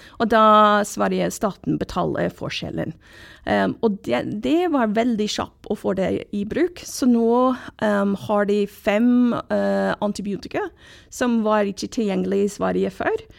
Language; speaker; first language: Norwegian; non-native, fluent; English